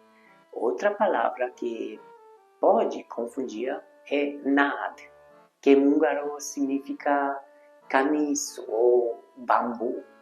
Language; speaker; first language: Portuguese; non-native, fluent; Hungarian